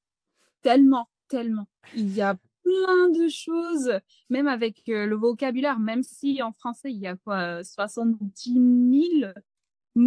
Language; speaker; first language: French; non-native, fluent; English